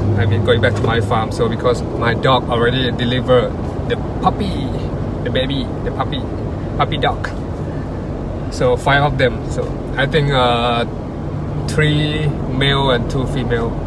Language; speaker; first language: English; non-native, learner; Thai